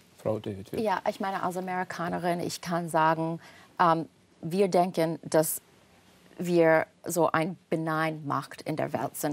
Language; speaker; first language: German; non-native, fluent; English